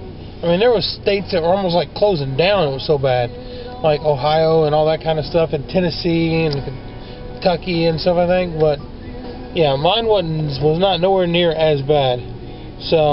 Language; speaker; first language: English; native; English